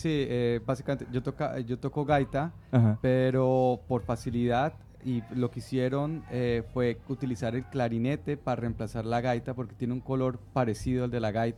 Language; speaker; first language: Spanish; native; Spanish